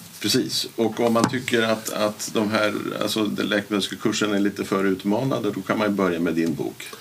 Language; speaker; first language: Swedish; native; Swedish